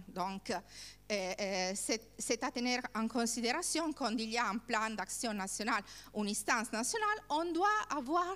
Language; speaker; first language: French; non-native, learner; Italian